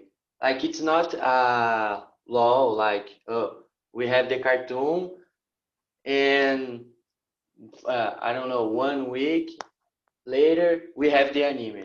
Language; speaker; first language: English; non-native, learner; Portuguese